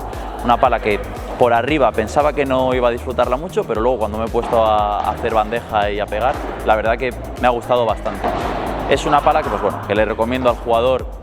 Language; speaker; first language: Spanish; native; Spanish